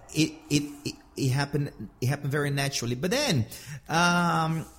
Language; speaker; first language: English; non-native, fluent; Portuguese